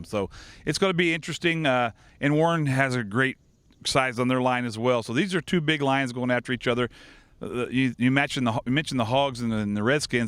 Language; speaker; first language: English; native; English